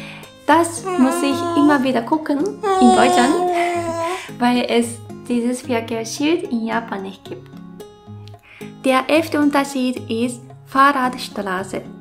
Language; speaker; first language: German; non-native, fluent; Japanese